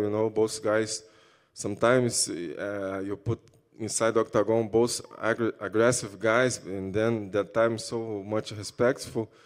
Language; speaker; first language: English; non-native, learner; Portuguese